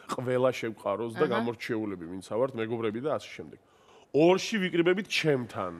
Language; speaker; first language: Georgian; native; Georgian